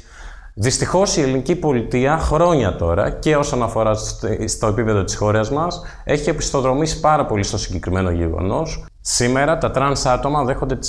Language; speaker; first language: Greek; native; Greek